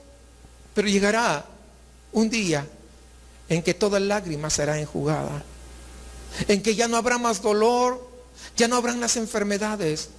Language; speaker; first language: Spanish; native; Spanish